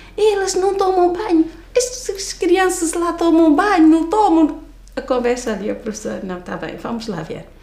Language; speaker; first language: Portuguese; non-native, fluent; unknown